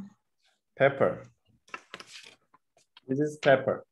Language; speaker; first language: English; non-native, learner; Turkish